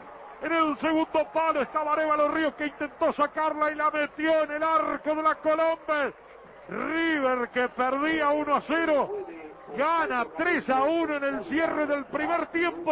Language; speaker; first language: Spanish; native; Spanish